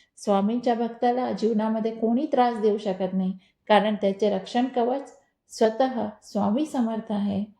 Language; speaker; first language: Marathi; non-native, local second language; Hindi